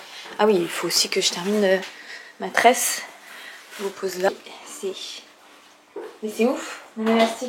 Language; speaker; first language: French; native; French